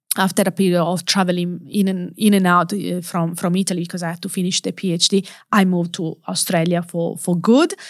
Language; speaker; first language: English; non-native, fluent; Italian